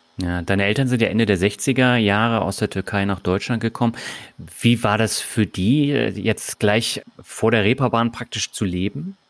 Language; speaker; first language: German; native; German